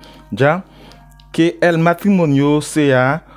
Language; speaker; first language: Spanish; non-native, learner; Haitian Creole